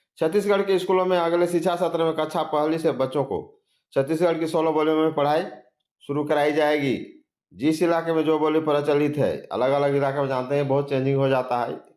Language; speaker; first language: Hindi; native; Hindi